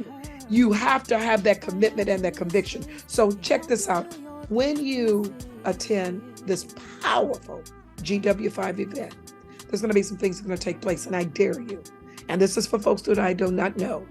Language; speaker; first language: English; native; English